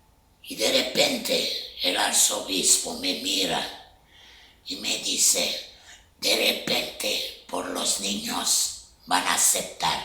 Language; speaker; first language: Spanish; non-native, fluent; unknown